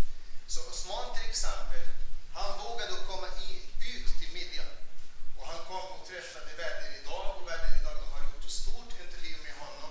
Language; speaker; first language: Swedish; non-native, fluent; Arabic